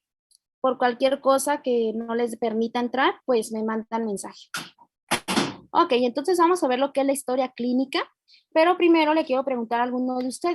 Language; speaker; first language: Spanish; native; Spanish